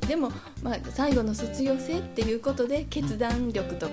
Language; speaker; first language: Japanese; native; Japanese